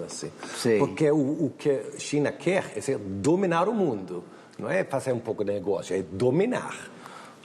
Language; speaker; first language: Portuguese; non-native, fluent; Swedish